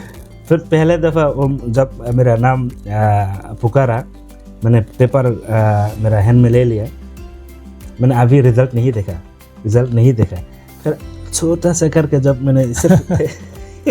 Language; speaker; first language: Hindi; non-native, fluent; Bangla